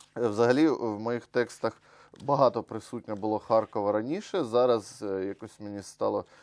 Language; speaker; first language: Ukrainian; native; Ukrainian